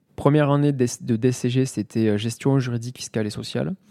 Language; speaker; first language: French; native; French